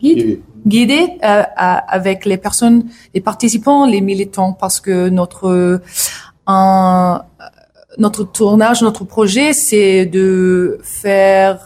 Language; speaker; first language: French; non-native, learner; English